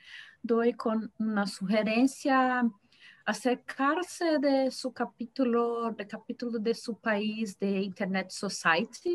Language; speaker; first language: Spanish; non-native, fluent; Portuguese